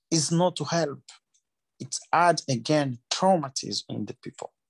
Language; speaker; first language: English; non-native, learner; French